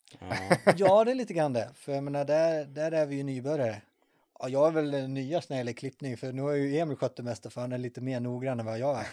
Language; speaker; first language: Swedish; native; Swedish